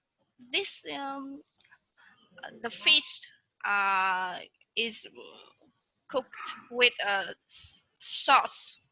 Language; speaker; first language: English; non-native, learner; Vietnamese